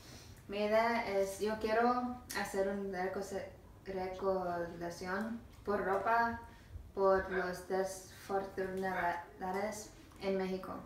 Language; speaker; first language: Spanish; non-native, learner; English